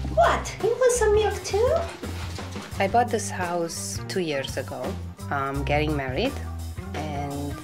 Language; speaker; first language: English; non-native, fluent; Romanian